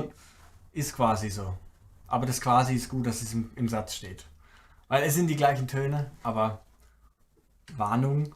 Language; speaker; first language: German; native; German